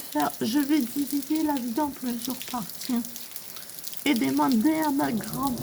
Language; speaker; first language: French; native; French